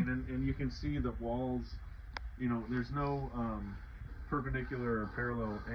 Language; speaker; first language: English; native; English